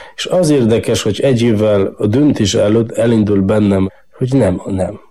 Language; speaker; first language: Hungarian; non-native, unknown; Polish